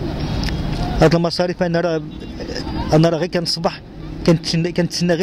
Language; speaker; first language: Arabic; native; Arabic